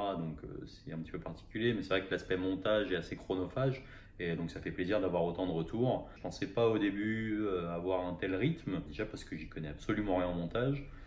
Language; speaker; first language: French; native; French